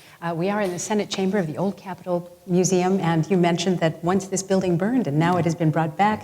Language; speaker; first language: English; native; English